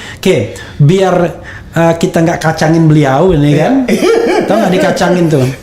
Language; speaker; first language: Indonesian; native; Indonesian